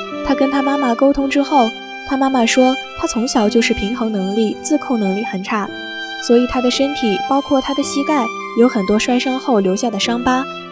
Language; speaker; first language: Chinese; native; Chinese